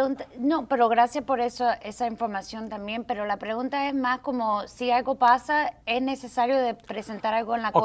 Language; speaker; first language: Spanish; early bilingual, heritage; Spanish